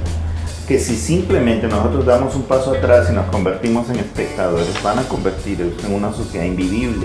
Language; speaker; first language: Spanish; native; Spanish